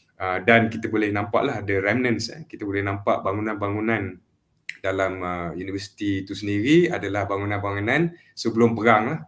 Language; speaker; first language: Malay; native; Malay